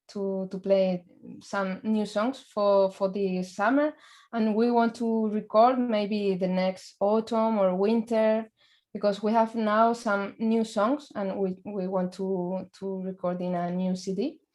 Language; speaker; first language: English; non-native, learner; Spanish